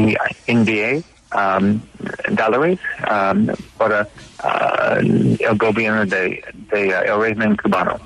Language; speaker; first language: Spanish; non-native, learner; English